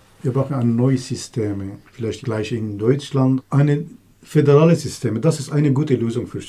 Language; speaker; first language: German; non-native, learner; Kurdish